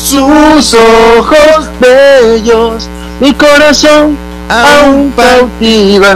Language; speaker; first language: Spanish; native; Spanish